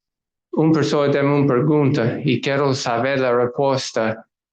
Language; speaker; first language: Portuguese; non-native, learner; English